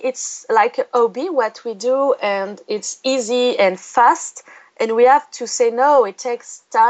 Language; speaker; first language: English; non-native, fluent; French